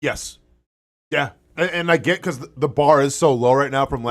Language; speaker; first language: English; native; English